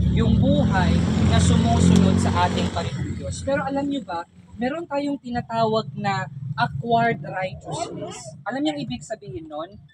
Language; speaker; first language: Filipino; non-native, local second language; Iloko